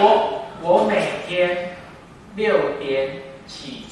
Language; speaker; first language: Chinese; non-native, learner; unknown